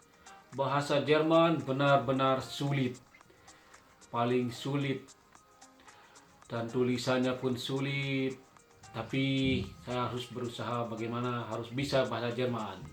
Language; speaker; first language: Indonesian; non-native, local second language; Sasak